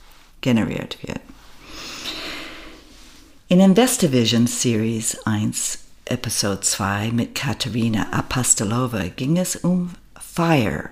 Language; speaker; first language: German; non-native, fluent; English